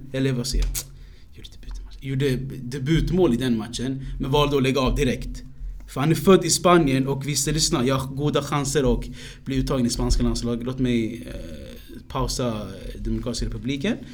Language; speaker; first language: Swedish; early bilingual, other home language; Somali